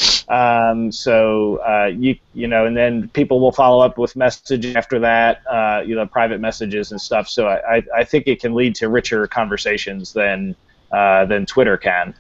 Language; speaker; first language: English; native; English